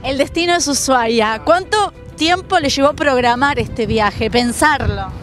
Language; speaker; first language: Spanish; native; Spanish